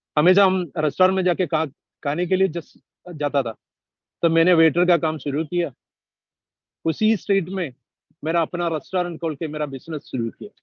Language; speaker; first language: Hindi; non-native, local second language; Malayalam